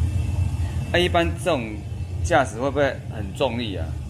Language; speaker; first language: Chinese; native; Chinese